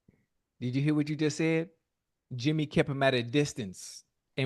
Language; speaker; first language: English; native; English